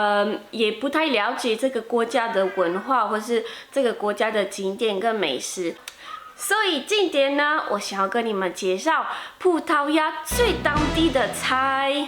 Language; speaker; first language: Chinese; non-native, fluent; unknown